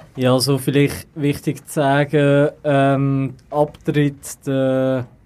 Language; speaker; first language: German; native; German